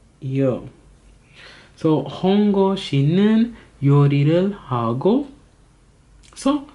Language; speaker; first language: Korean; non-native, learner; English